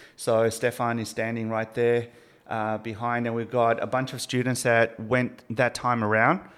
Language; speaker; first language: English; early bilingual, other home language; Spanish